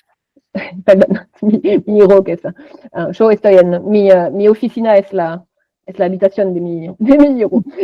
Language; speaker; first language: Spanish; non-native, fluent; French